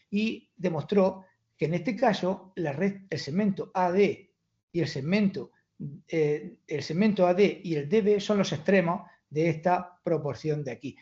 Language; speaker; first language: Spanish; native; Spanish